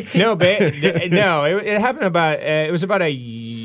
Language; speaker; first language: English; non-native, fluent; Swedish